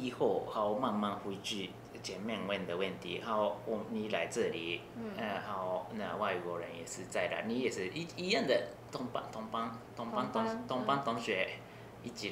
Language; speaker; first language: Chinese; non-native, learner; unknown